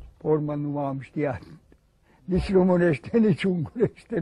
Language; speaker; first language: Romanian; non-native, local second language; Hungarian